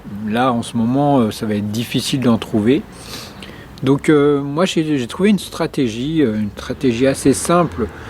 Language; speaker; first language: French; native; French